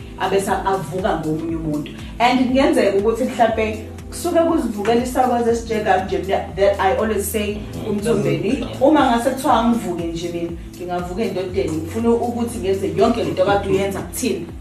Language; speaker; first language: Zulu; native; Zulu